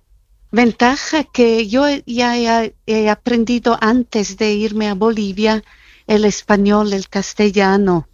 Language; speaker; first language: Spanish; non-native, fluent; German